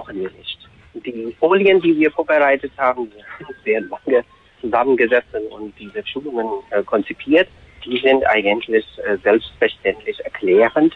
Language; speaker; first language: German; non-native, fluent; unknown